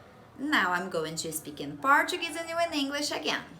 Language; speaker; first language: English; non-native, fluent; Portuguese